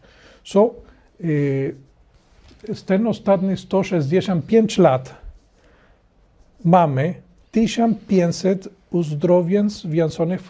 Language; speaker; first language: Polish; non-native, learner; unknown